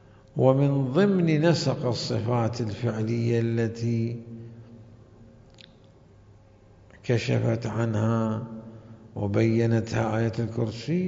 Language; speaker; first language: Arabic; native; Arabic